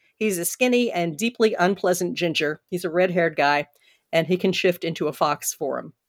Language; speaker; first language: English; native; English